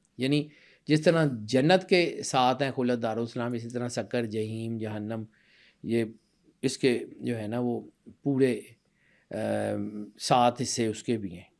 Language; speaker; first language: Urdu; non-native, local second language; Punjabi